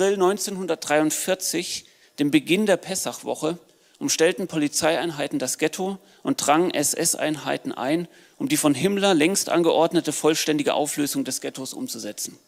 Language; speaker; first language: German; native; German